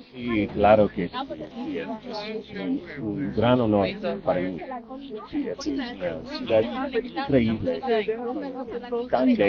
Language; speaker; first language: Spanish; non-native, fluent; English